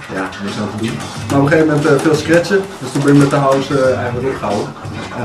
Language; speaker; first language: Dutch; early bilingual, other home language; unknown